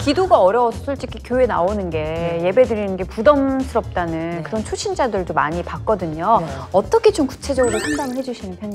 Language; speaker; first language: Korean; native; Korean